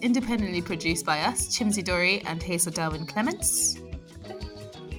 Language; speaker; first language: English; non-native, local second language; Nyanja